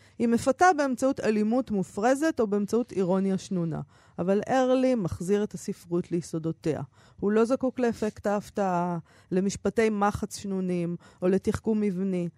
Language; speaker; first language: Hebrew; native; Hebrew